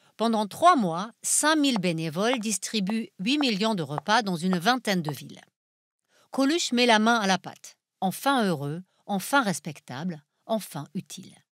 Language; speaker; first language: French; non-native, fluent; German